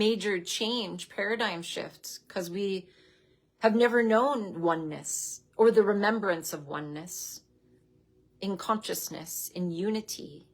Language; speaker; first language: English; native; English